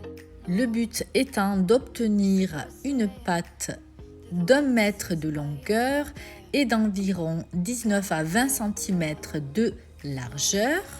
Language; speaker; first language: French; native; French